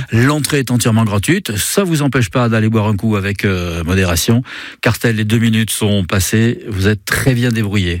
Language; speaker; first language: French; native; French